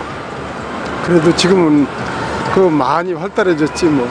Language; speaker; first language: Korean; native; Korean